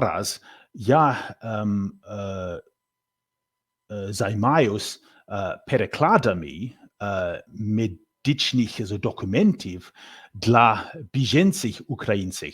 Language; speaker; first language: Ukrainian; non-native, learner; English